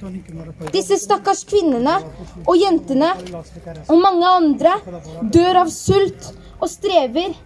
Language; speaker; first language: Norwegian; early bilingual, other home language; Persian